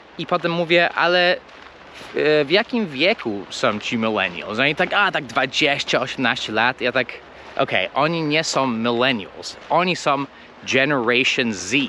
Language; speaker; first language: Polish; non-native, fluent; English